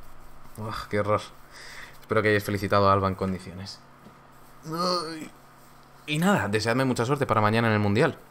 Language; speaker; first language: Spanish; native; Spanish